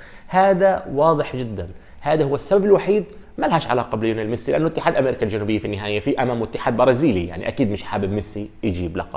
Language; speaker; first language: Arabic; native; Arabic